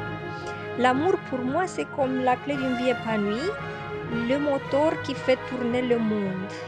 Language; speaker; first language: French; non-native, fluent; Romanian